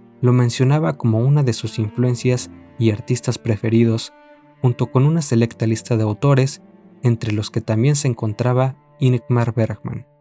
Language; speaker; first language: Spanish; native; Spanish